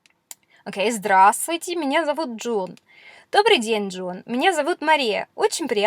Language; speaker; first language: Russian; non-native, fluent; English